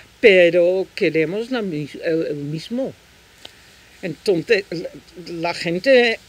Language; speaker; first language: Spanish; non-native, fluent; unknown